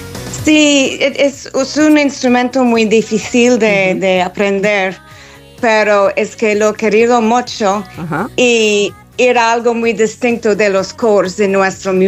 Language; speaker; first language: Spanish; non-native, fluent; English